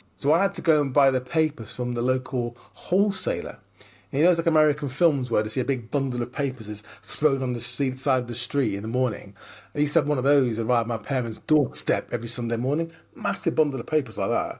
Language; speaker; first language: English; native; English